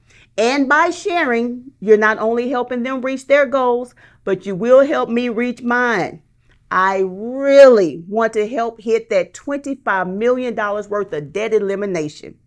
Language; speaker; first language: English; native; English